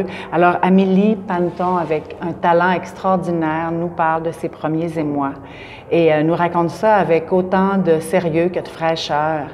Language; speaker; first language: French; native; French